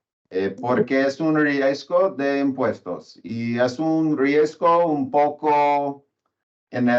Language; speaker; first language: Spanish; non-native, learner; English